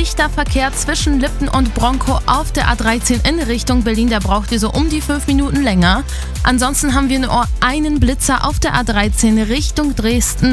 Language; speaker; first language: German; native; German